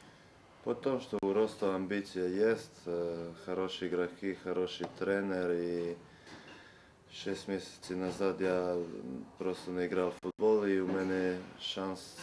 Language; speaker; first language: Russian; non-native, learner; Serbian